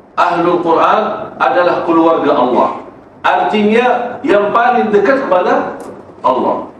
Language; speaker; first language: Malay; non-native, fluent; Arabic